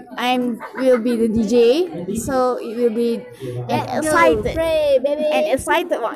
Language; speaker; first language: English; non-native, local second language; Malay